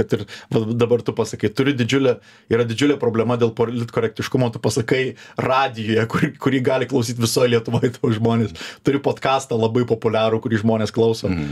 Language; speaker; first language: Lithuanian; native; Lithuanian